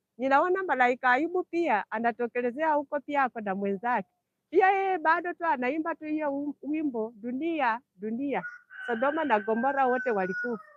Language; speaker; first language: Swahili; non-native, local second language; Luyia